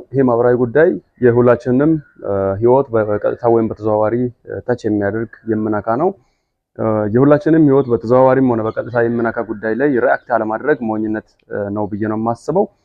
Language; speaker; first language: Amharic; non-native, local second language; Hadiyya